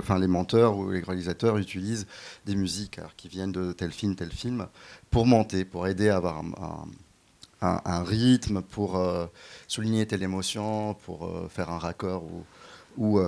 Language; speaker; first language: French; non-native, local second language; Arabic